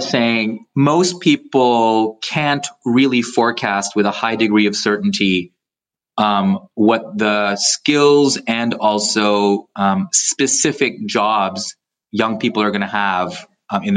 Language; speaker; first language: English; native; English